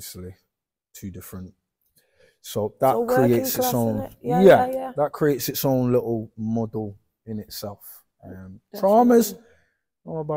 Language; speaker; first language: English; native; English